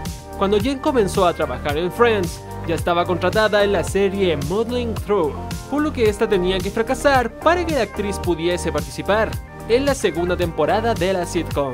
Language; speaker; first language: Spanish; native; Spanish